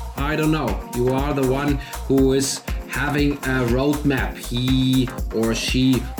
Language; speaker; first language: English; non-native, fluent; German